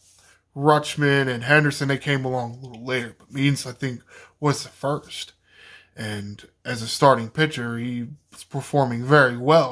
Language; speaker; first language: English; native; English